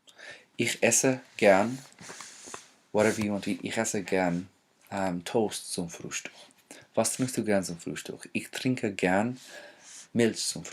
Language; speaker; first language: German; non-native, fluent; English